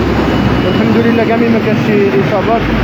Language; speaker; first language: Arabic; native; Arabic